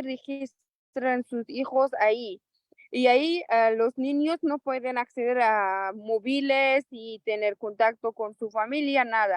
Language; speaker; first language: Spanish; non-native, local second language; Persian